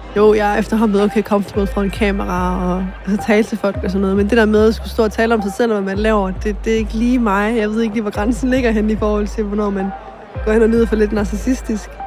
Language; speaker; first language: Danish; early bilingual, other home language; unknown